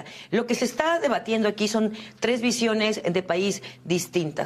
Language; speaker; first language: Spanish; native; Spanish